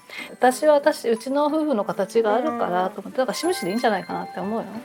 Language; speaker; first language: Japanese; native; Japanese